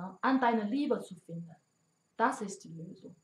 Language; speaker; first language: German; non-native, learner; Chinese